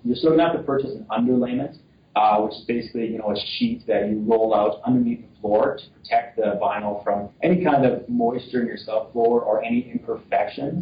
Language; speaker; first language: English; native; English